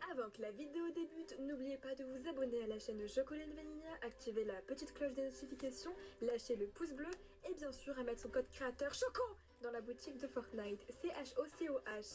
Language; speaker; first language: French; native; French